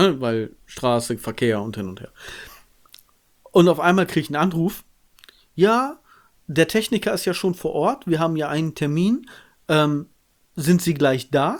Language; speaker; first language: German; native; German